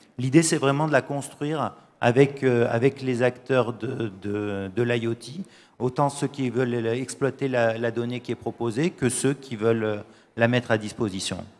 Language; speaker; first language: French; native; French